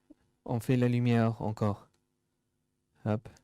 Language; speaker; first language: French; non-native, fluent; English